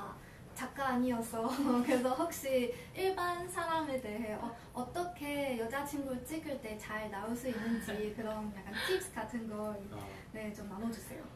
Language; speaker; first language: Korean; non-native, fluent; Chinese